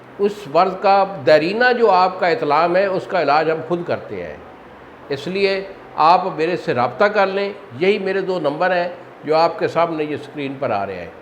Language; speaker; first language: Urdu; non-native, local second language; Punjabi